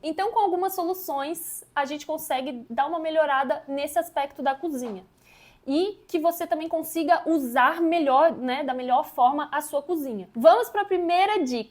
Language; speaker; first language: Portuguese; native; Portuguese